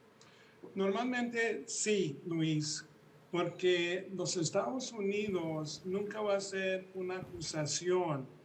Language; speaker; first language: Spanish; early bilingual, heritage; Spanish